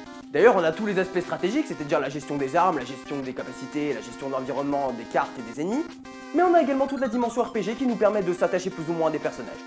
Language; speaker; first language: French; native; French